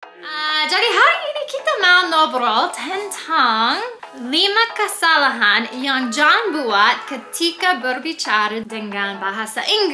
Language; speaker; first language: Indonesian; non-native, learner; English